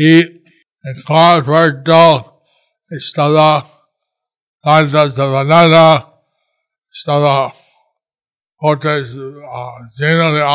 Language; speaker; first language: Spanish; non-native, learner; English